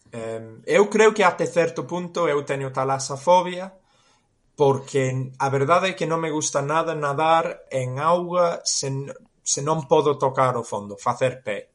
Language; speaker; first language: Galician; non-native, fluent; English